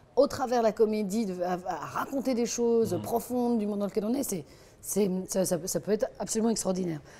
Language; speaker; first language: French; native; French